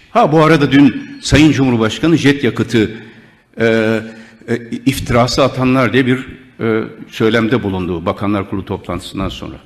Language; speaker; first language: Turkish; native; Turkish